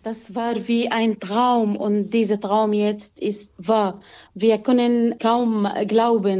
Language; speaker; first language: German; non-native, learner; Arabic